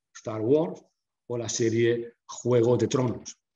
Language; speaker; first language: Spanish; native; Spanish